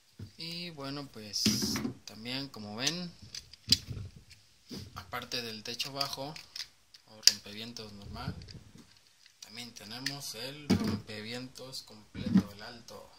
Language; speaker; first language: Spanish; native; Spanish